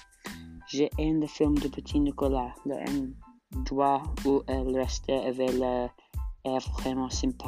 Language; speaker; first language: French; non-native, learner; English